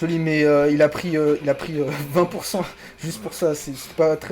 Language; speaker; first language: French; native; French